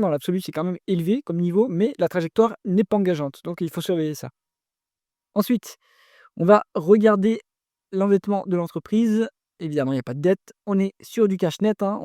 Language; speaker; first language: French; native; French